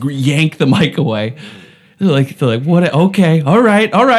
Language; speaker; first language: English; native; English